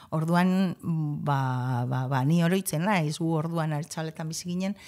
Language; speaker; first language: Basque; native; Basque